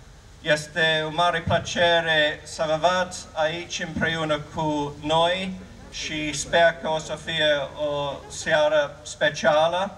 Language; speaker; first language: Romanian; non-native, fluent; English